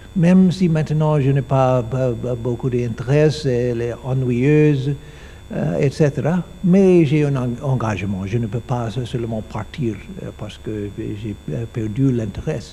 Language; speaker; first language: French; non-native, learner; English